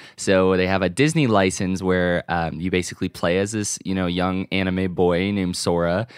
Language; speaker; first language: English; native; English